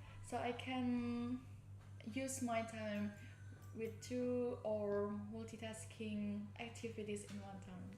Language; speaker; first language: English; non-native, learner; Indonesian